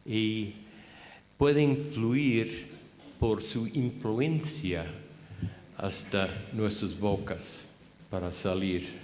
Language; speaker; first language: Spanish; non-native, fluent; English